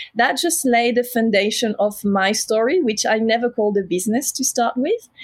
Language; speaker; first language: English; non-native, fluent; French